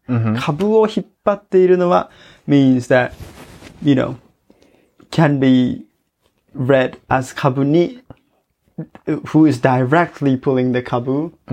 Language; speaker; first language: English; non-native, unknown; Japanese